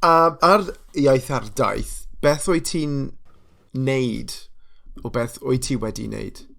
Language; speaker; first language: Welsh; non-native, local second language; English